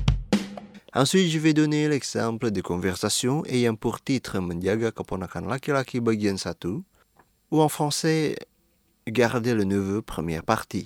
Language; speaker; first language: French; non-native, fluent; Indonesian